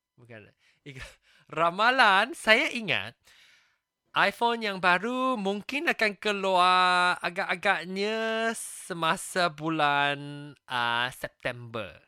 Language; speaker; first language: Malay; non-native, local second language; Chinese